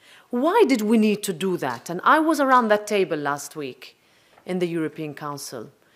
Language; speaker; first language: English; non-native, local second language; Maltese